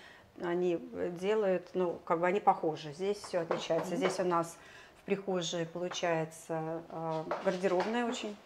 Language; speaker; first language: Russian; native; Russian